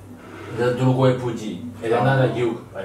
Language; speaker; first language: Russian; non-native, learner; Chinese